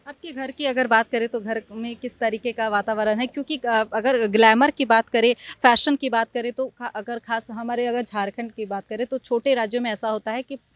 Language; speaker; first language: Hindi; native; Hindi